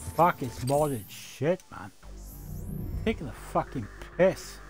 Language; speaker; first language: English; native; English